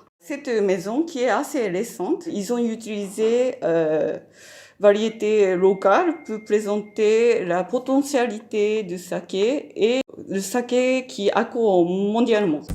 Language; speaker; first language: French; non-native, fluent; Japanese